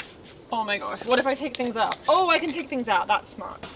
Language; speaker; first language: English; native; English